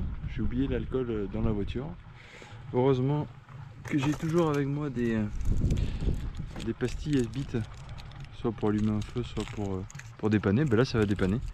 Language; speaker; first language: French; native; French